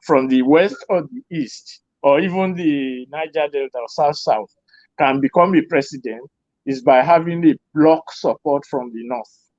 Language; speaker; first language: English; non-native, local second language; Yoruba